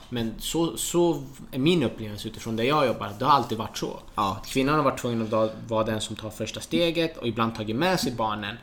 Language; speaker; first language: Swedish; early bilingual, other home language; Persian